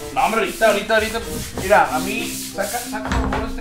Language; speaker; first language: Spanish; native; Spanish